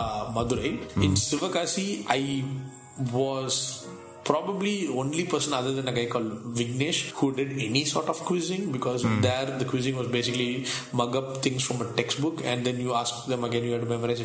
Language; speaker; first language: English; non-native, local second language; Tamil